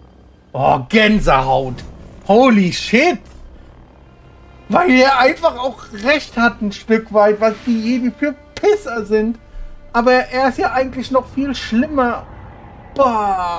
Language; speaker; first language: German; native; German